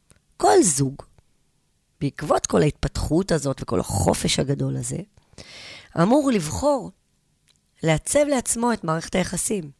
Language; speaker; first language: Hebrew; native; Hebrew